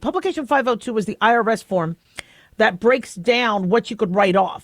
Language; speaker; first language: English; native; English